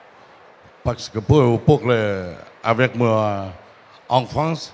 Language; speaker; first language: French; non-native, learner; Vietnamese